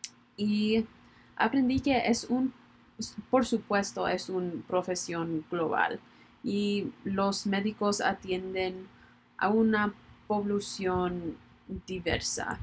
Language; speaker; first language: Spanish; non-native, learner; English